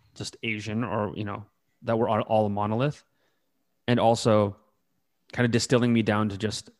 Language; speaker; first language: English; native; English